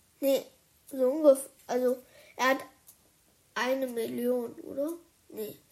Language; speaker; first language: German; early bilingual, other home language; Chinese